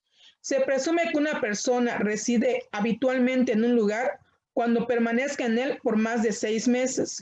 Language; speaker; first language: Spanish; native; Spanish